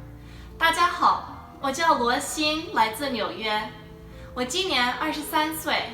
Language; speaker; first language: Chinese; early bilingual, heritage; Chinese